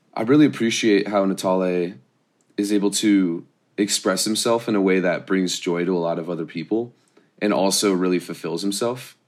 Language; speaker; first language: English; native; English